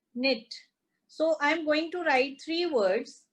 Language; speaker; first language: English; non-native, local second language; Punjabi